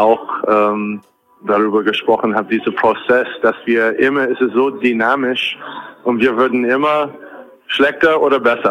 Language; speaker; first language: German; non-native, fluent; English